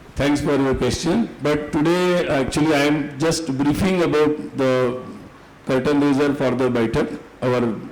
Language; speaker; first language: English; non-native, local second language; Hindi